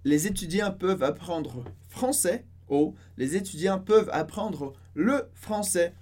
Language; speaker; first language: French; non-native, fluent; Portuguese